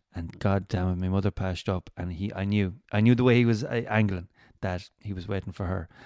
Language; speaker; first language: English; native; English